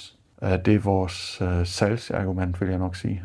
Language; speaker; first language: Danish; non-native, fluent; German